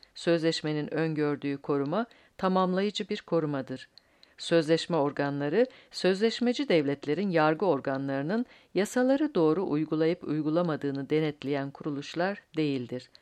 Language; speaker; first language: Turkish; native; Turkish